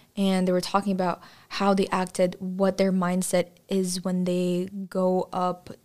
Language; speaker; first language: English; non-native, fluent; Russian